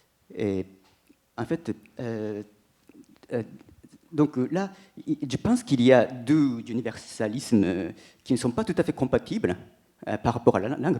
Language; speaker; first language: French; non-native, fluent; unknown